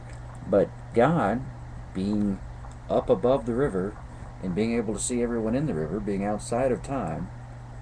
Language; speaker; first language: English; native; English